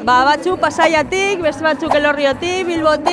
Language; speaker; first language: Basque; native; Basque